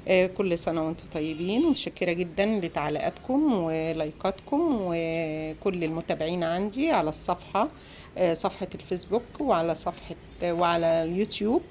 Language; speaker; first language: Arabic; native; Arabic